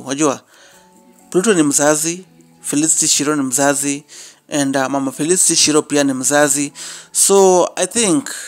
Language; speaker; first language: Swahili; non-native, local second language; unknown